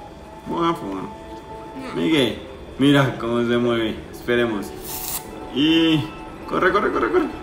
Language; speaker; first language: Spanish; native; Spanish